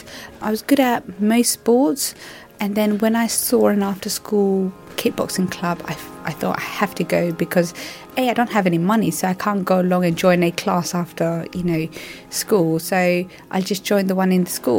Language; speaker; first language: English; native; English